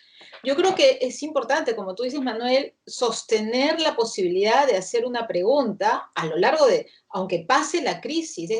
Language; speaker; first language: Spanish; native; Spanish